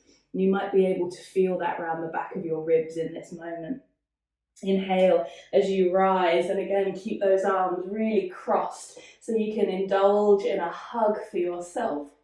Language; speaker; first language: English; native; English